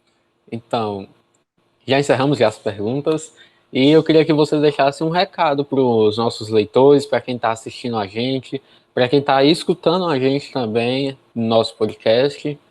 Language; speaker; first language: Portuguese; native; Portuguese